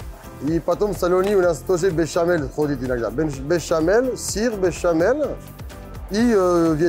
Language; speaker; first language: Russian; non-native, learner; French